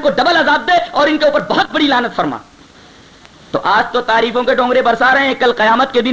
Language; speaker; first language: Urdu; native; Urdu